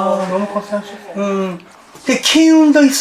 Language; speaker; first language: Korean; non-native, learner; Japanese